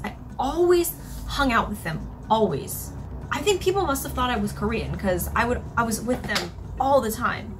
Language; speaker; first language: English; early bilingual, other home language; Japanese